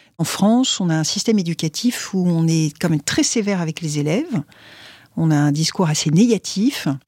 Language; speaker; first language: French; native; French